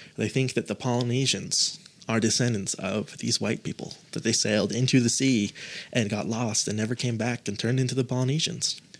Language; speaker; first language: English; native; English